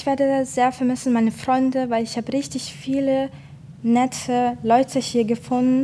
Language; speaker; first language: German; non-native, fluent; Ukrainian